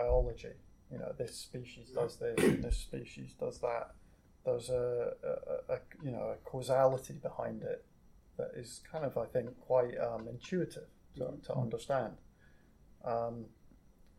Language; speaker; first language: English; native; English